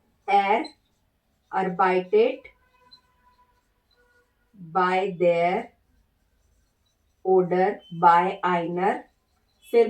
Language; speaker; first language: German; non-native, learner; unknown